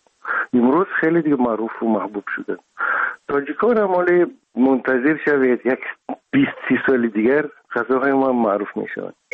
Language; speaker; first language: Persian; non-native, local second language; Russian